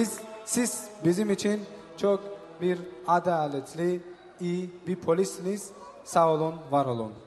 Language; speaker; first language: Turkish; non-native, fluent; Tajik